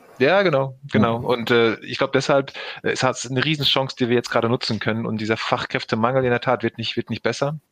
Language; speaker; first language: German; early bilingual, other home language; Turkish